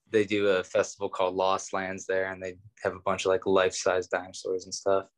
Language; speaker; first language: English; native; English